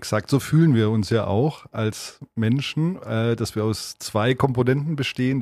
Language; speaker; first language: German; native; German